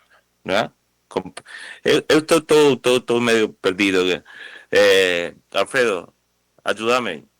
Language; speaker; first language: Portuguese; non-native, fluent; Spanish